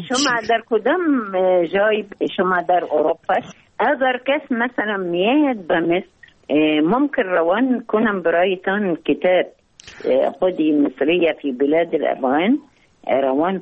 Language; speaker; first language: Persian; non-native, learner; Arabic